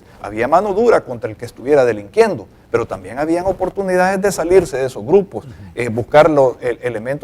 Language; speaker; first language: Spanish; native; Spanish